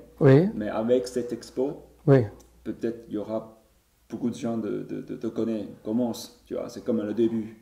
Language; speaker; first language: French; non-native, learner; Chinese